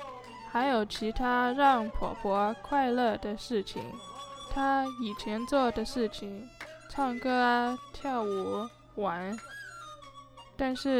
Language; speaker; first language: Chinese; early bilingual, heritage; Chinese